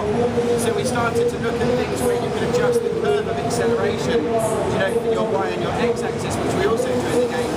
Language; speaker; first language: English; native; English